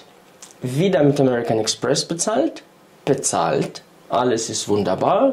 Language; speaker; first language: German; non-native, fluent; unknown